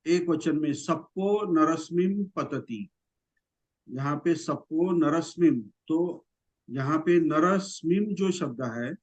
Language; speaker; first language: Hindi; non-native, local second language; Marathi